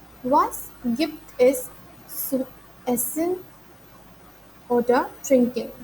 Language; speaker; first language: German; non-native, fluent; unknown